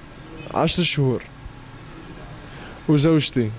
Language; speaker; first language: Arabic; native; Arabic